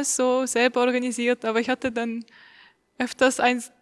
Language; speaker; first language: German; non-native, fluent; Estonian